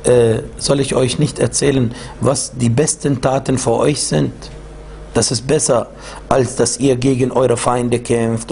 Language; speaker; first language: German; non-native, fluent; Arabic